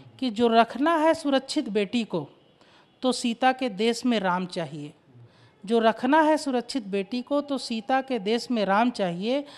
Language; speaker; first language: Hindi; native; Hindi